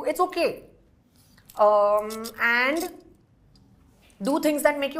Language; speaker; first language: Telugu; non-native, learner; Hindi